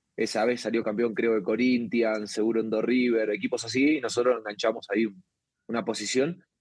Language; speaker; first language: Spanish; native; Spanish